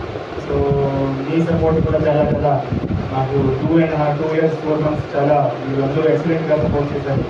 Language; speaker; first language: Telugu; native; Telugu